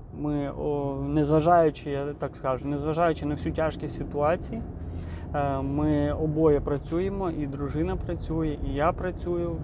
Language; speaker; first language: Ukrainian; non-native, local second language; Russian